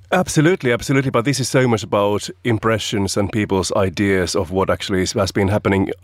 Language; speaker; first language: English; non-native, fluent; Finnish